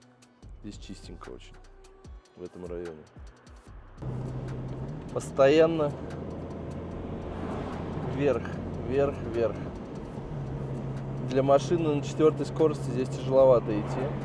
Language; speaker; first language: Russian; native; Russian